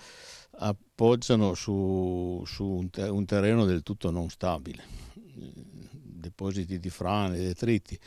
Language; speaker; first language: Italian; native; Italian